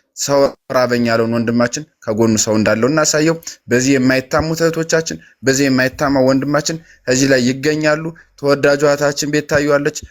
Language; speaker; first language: Amharic; native; Amharic